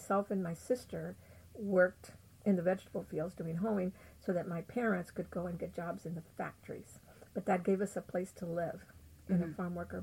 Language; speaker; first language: English; native; English